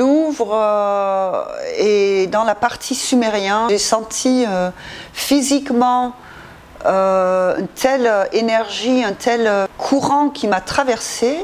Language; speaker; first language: French; non-native, fluent; Dutch